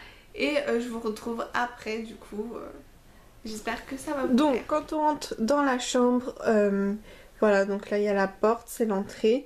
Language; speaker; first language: French; native; French